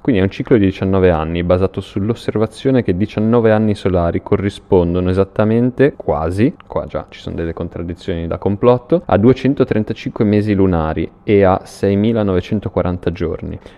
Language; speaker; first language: Italian; native; Italian